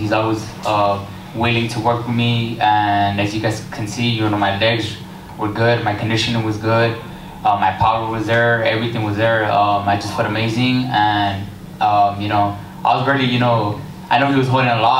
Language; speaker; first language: English; early bilingual, other home language; Spanish